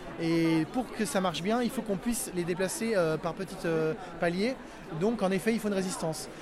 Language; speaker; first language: French; native; French